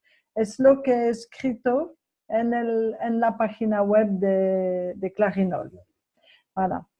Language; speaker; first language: Spanish; non-native, fluent; French